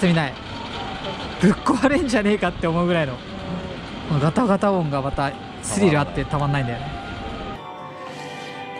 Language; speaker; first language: Japanese; native; Japanese